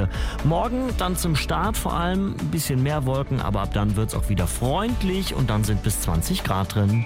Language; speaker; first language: German; native; German